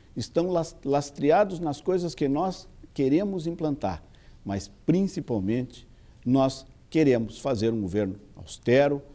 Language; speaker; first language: Portuguese; native; Portuguese